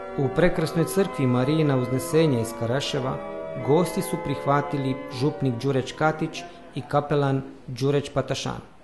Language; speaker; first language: Bosnian; early bilingual, heritage; Croatian